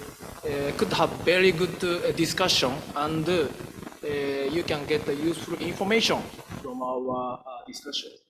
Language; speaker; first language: English; non-native, fluent; Japanese